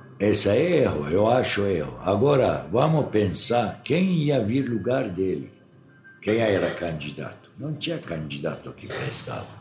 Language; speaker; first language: Portuguese; non-native, fluent; Arabic